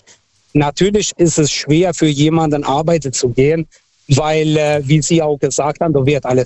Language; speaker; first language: German; early bilingual, other home language; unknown